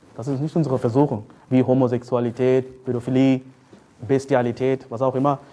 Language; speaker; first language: German; non-native, fluent; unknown